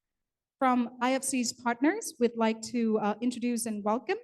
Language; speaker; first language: English; non-native, local second language; Vietnamese